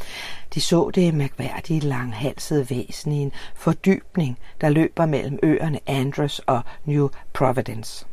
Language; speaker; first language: Danish; native; Danish